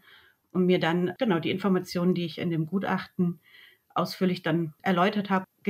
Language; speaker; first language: German; native; German